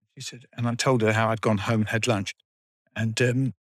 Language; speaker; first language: English; native; English